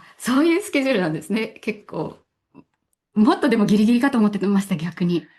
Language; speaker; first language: Japanese; native; Japanese